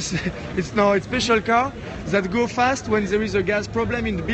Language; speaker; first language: English; non-native, learner; French